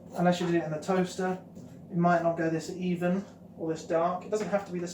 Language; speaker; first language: English; native; English